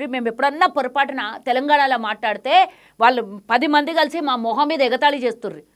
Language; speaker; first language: Telugu; native; Telugu